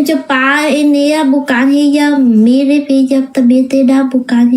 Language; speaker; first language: Indonesian; non-native, learner; Vietnamese